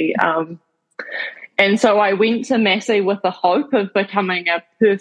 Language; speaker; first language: English; native; English